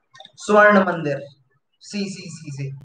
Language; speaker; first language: Spanish; non-native, fluent; Hindi